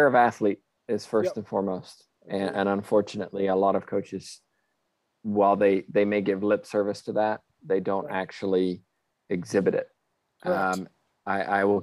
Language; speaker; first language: English; native; English